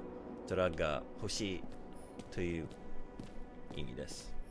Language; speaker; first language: Japanese; non-native, learner; English